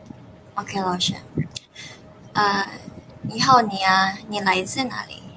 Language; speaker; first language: Chinese; non-native, learner; Indonesian